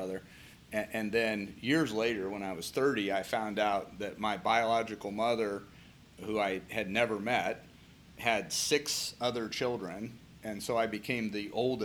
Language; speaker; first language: English; native; English